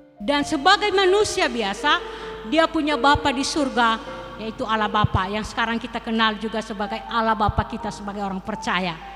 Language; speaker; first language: Indonesian; non-native, local second language; Nias